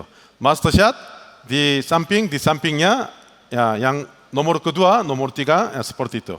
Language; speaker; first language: Indonesian; non-native, learner; Korean